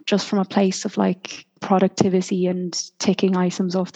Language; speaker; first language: English; native; English